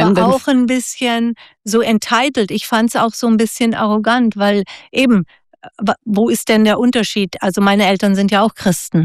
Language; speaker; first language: German; native; German